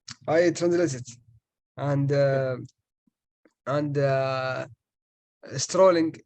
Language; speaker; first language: English; non-native, learner; Arabic